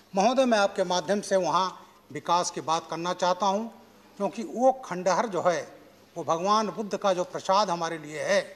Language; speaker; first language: Hindi; native; Hindi